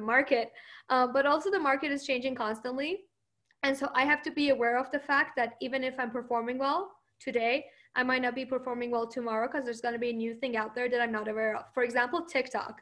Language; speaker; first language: English; early bilingual, other home language; Persian